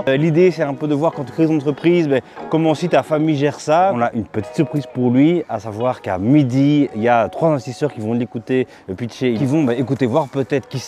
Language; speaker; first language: French; native; French